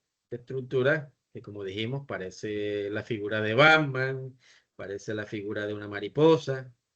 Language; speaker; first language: Spanish; native; Spanish